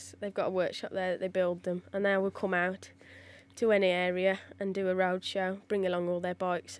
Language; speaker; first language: English; native; English